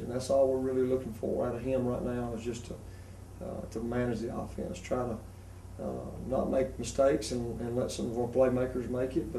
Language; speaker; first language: English; native; English